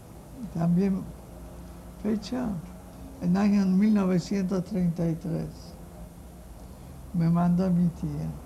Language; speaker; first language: Spanish; non-native, fluent; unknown